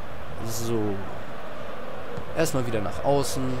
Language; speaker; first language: German; native; German